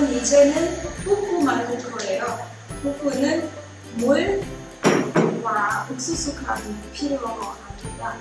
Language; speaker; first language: Korean; non-native, learner; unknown